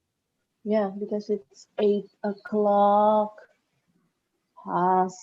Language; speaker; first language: English; non-native, learner; Indonesian